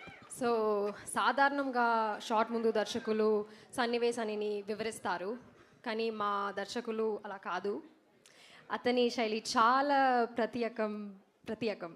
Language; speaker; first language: Telugu; non-native, learner; Malayalam